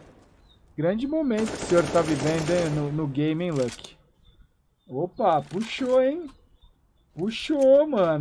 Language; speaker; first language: Portuguese; native; Portuguese